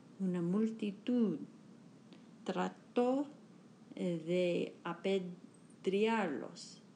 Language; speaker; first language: Spanish; non-native, learner; English